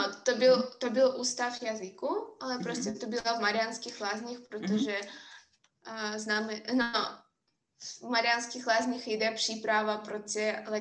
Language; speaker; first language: Czech; non-native, fluent; Russian